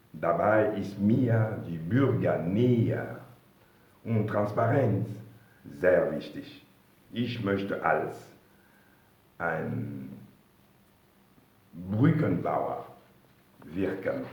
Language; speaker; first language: German; non-native, fluent; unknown